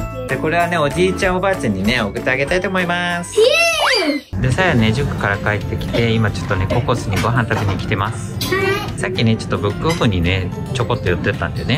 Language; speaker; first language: Japanese; native; Japanese